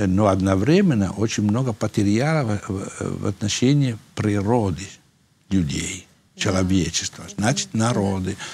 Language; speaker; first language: Russian; non-native, fluent; Italian